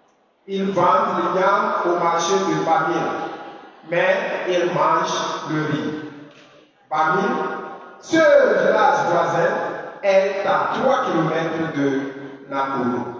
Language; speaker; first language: French; non-native, fluent; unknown